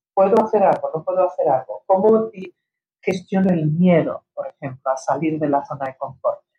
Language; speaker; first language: Spanish; early bilingual, heritage; Spanish